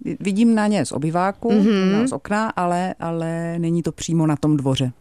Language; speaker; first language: Czech; native; Czech